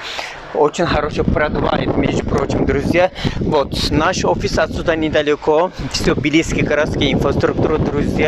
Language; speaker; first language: Russian; non-native, learner; Turkish